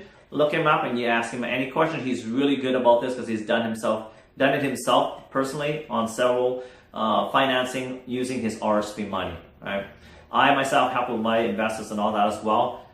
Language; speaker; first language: English; non-native, fluent; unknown